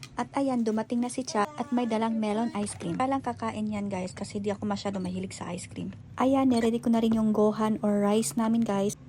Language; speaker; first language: Filipino; native; Filipino